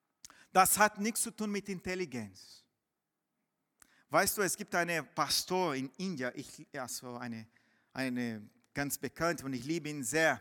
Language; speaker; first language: German; non-native, fluent; Portuguese